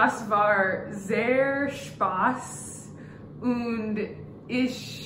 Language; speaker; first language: German; non-native, learner; English